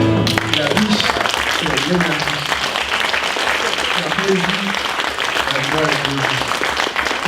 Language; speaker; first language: French; native; French